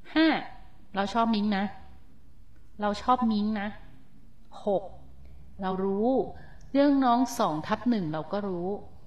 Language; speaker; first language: Thai; native; Thai